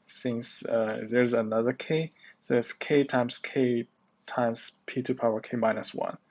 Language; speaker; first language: English; non-native, learner; Chinese